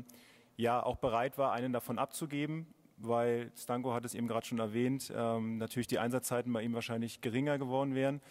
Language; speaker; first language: German; native; German